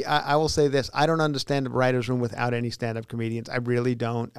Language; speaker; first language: English; native; English